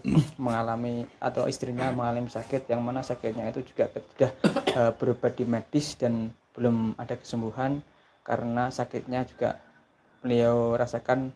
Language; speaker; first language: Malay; non-native, local second language; Javanese